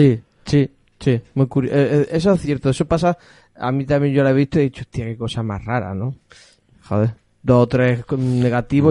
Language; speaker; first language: Spanish; native; Spanish